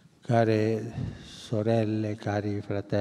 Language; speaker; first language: Italian; non-native, fluent; Spanish